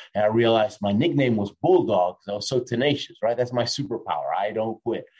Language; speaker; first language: English; early bilingual, other home language; Spanish